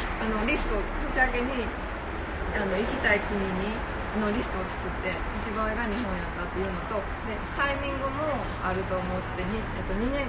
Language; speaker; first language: Japanese; native; Japanese